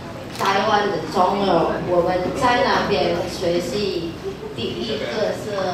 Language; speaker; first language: Chinese; non-native, learner; Indonesian